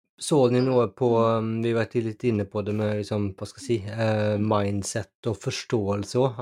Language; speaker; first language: Norwegian; native; Norwegian